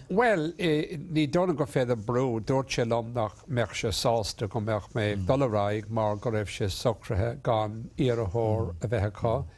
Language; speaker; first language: Irish; non-native, local second language; English